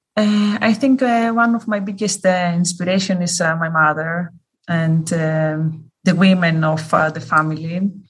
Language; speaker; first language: English; non-native, fluent; Greek